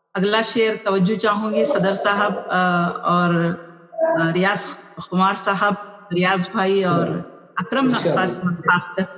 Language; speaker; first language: Urdu; native; Urdu